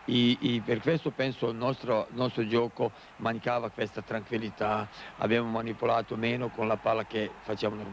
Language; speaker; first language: Italian; non-native, fluent; Serbian